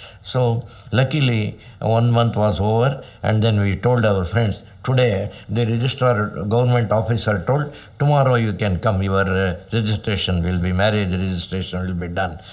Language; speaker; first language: English; non-native, local second language; Kannada